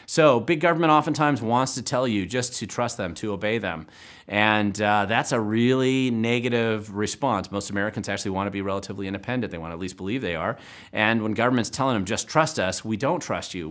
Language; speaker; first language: English; native; English